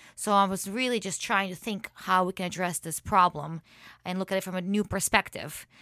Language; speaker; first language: English; early bilingual, other home language; Hebrew